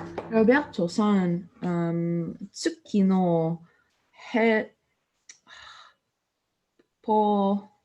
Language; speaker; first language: Japanese; non-native, learner; English